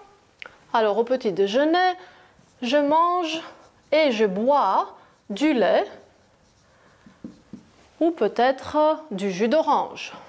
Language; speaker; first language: French; non-native, fluent; Greek